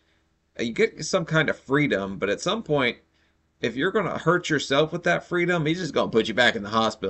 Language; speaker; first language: English; native; English